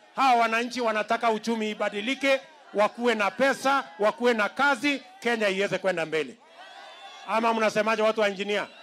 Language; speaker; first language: Swahili; non-native, local second language; Kalenjin